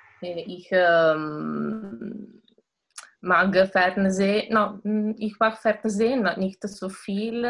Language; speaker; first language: German; non-native, learner; Italian